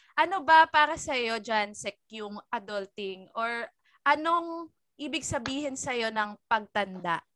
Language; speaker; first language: Filipino; native; Filipino